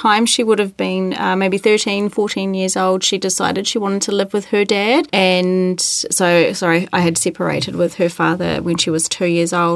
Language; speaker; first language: English; native; English